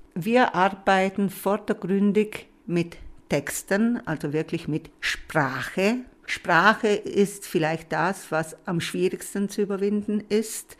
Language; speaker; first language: German; non-native, local second language; Italian